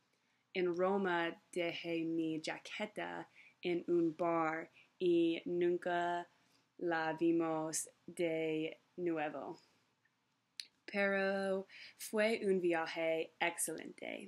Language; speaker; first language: Spanish; non-native, learner; English